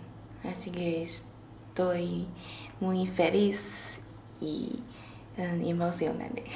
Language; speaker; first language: Spanish; non-native, learner; Chinese